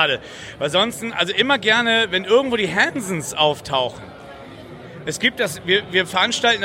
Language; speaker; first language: German; native; German